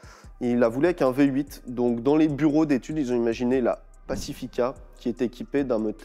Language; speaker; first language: French; native; French